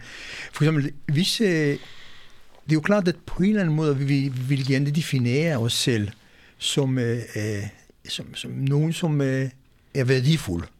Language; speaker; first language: Danish; non-native, fluent; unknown